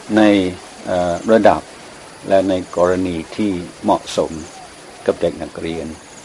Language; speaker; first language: Thai; non-native, fluent; English